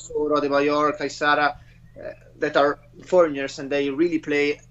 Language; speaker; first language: English; non-native, fluent; Italian